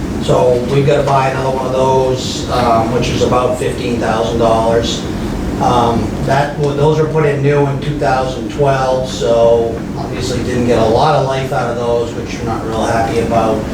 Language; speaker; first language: English; native; English